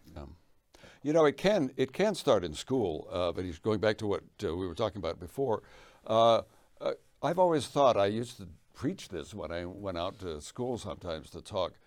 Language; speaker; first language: English; native; English